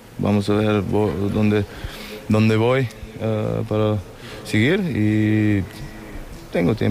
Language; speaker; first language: Spanish; non-native, fluent; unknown